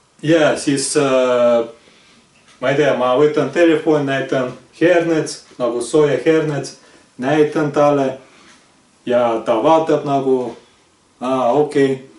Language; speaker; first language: Estonian; non-native, local second language; Russian